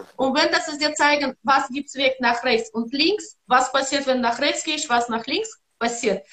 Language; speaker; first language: German; non-native, learner; Russian